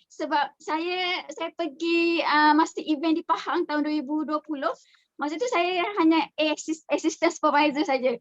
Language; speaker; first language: Malay; native; Malay